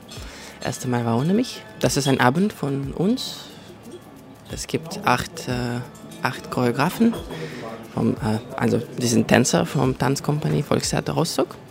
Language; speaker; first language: German; non-native, fluent; Russian